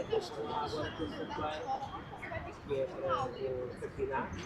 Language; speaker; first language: Portuguese; native; Portuguese